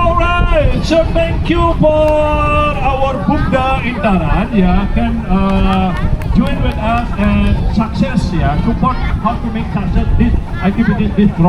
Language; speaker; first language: English; non-native, learner; Indonesian